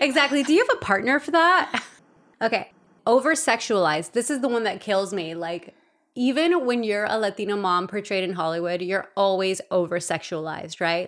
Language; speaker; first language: English; early bilingual, other home language; Spanish